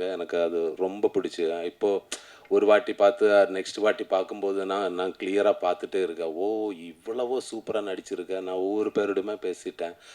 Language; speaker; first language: Tamil; non-native, learner; Malayalam